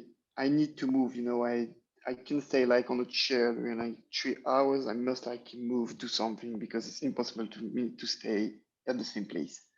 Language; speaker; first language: English; non-native, learner; French